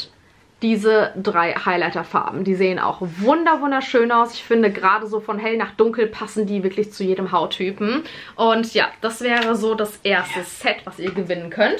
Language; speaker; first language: German; native; German